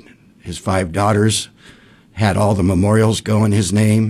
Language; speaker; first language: English; native; English